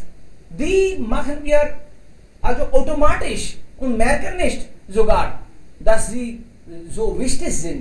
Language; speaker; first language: German; non-native, learner; Hindi